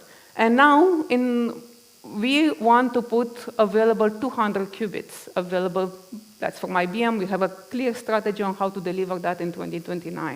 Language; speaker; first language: English; non-native, fluent; Romanian